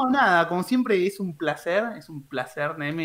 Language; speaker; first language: Spanish; native; Spanish